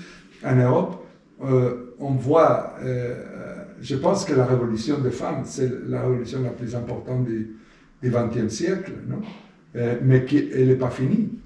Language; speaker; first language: French; non-native, fluent; Spanish